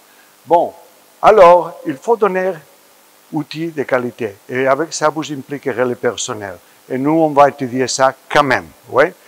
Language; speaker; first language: French; non-native, fluent; Spanish